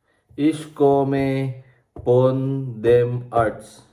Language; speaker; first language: German; non-native, learner; Filipino